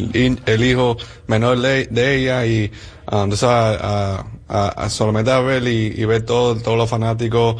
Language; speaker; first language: Spanish; early bilingual, heritage; English